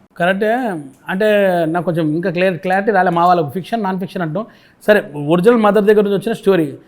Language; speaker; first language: Telugu; native; Telugu